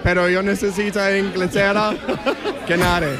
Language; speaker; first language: Spanish; non-native, learner; English